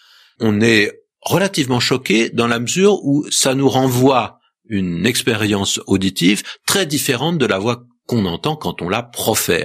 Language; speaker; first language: French; native; French